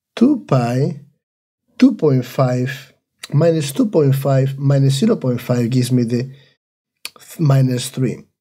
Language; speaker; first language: English; non-native, fluent; Spanish